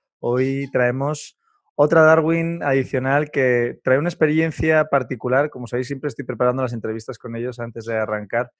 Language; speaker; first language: Spanish; native; Spanish